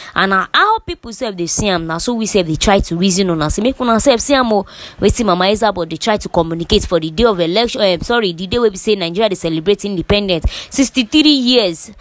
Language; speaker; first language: Nigerian Pidgin; native; Nigerian Pidgin